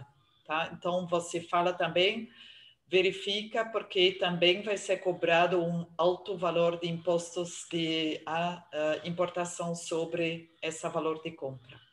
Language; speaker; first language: Portuguese; non-native, fluent; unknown